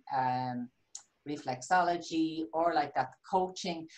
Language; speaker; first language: English; native; English